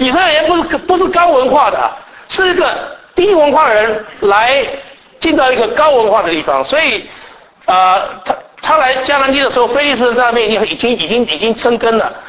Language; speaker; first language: Chinese; native; Chinese